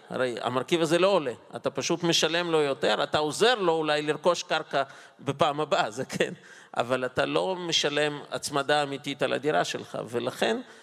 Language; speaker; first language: Hebrew; non-native, fluent; Russian